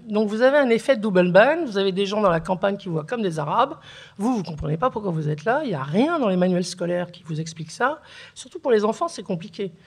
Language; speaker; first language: French; early bilingual, other home language; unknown